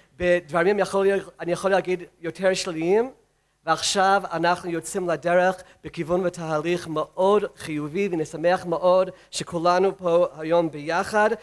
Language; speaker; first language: Hebrew; non-native, fluent; English